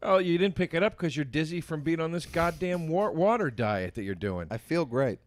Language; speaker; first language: English; native; English